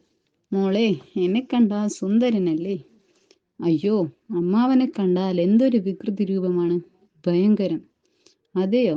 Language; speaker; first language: Malayalam; native; Malayalam